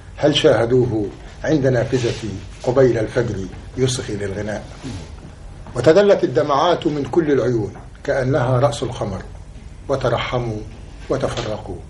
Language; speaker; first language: Arabic; native; Arabic